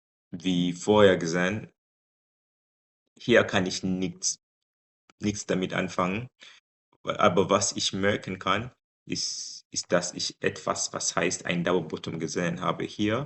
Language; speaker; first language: German; non-native, fluent; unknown